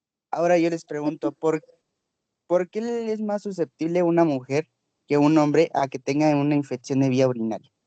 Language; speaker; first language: Spanish; native; Spanish